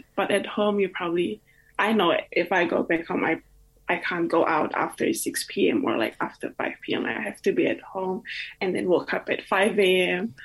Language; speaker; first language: English; non-native, fluent; Indonesian